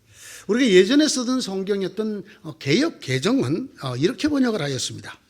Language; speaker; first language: Korean; native; Korean